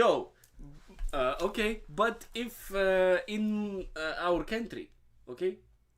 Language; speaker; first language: English; non-native, learner; Russian